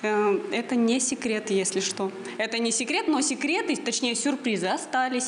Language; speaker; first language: Russian; native; Russian